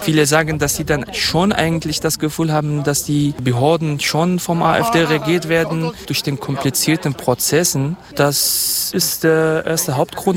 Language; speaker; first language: German; non-native, fluent; Kurdish